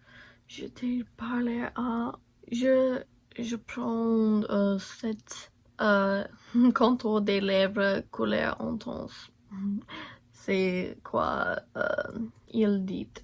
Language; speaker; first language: French; non-native, learner; English